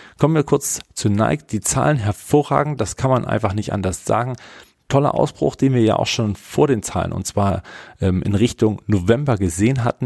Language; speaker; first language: German; native; German